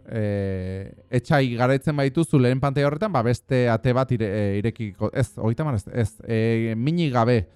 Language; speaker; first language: Basque; non-native, local second language; Spanish